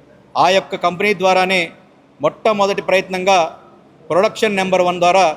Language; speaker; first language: Telugu; native; Telugu